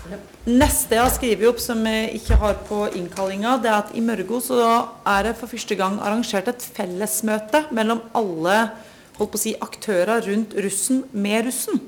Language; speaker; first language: Norwegian; native; Norwegian